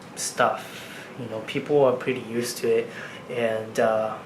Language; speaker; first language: English; non-native, fluent; Japanese